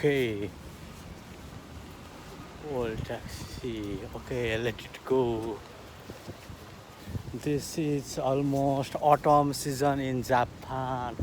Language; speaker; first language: English; non-native, learner; Nepali